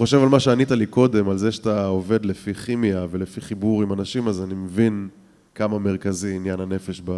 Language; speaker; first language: Hebrew; native; Hebrew